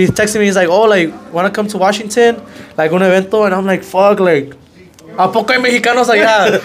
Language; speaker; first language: English; early bilingual, other home language; Spanish